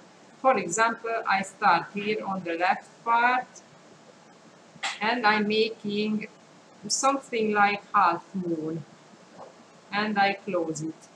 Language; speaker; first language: English; non-native, fluent; Hungarian